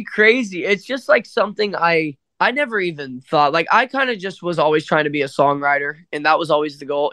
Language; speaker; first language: English; native; English